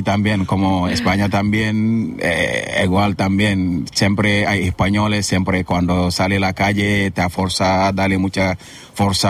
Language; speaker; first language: Spanish; non-native, learner; Wolof